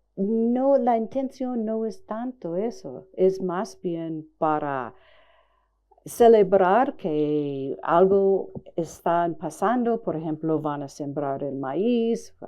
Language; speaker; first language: Spanish; non-native, fluent; English